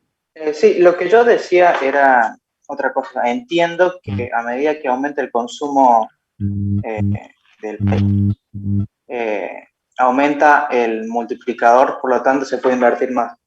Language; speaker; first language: Spanish; native; Spanish